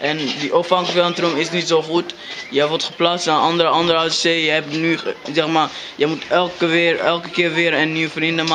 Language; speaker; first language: Dutch; early bilingual, other home language; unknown